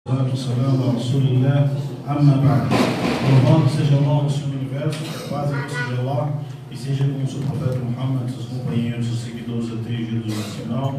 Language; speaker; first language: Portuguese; non-native, fluent; Arabic